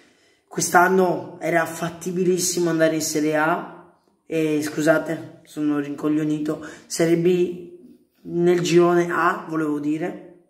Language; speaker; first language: Italian; native; Italian